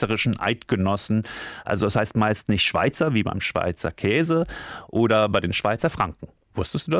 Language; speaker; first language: German; native; German